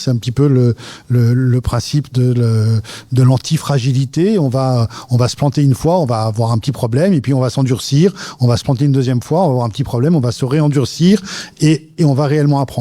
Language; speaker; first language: French; native; French